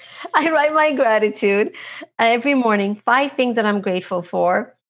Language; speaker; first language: English; non-native, fluent; Turkish